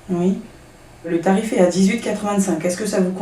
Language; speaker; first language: French; native; French